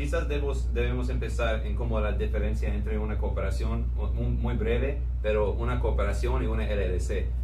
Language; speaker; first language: Spanish; non-native, fluent; English